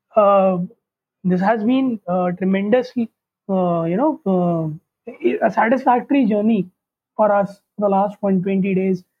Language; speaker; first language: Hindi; native; Hindi